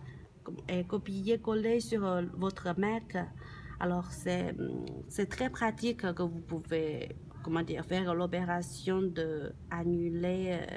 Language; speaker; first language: French; non-native, learner; Chinese